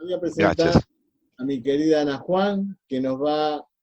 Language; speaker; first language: Spanish; native; Spanish